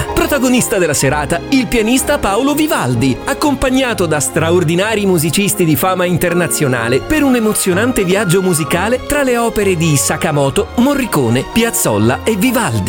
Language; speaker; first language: Italian; native; Italian